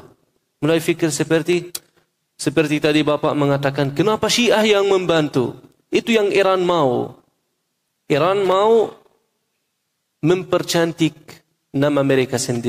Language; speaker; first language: Indonesian; non-native, fluent; Arabic